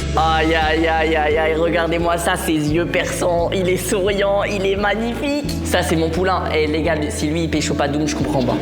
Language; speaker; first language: French; native; French